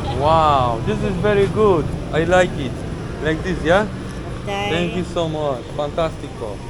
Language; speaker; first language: English; non-native, learner; Polish